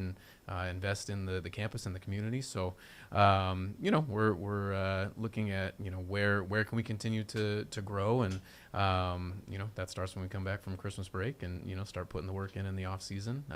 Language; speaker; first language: English; native; English